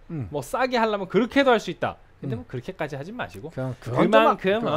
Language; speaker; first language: Korean; native; Korean